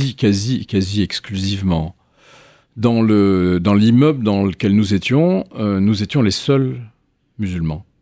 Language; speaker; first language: French; native; French